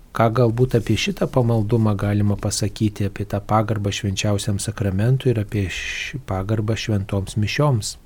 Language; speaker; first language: Lithuanian; native; Lithuanian